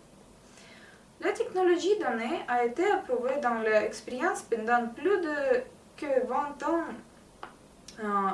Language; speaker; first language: French; non-native, learner; Russian